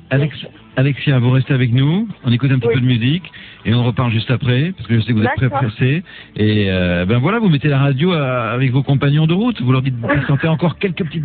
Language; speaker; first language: French; native; French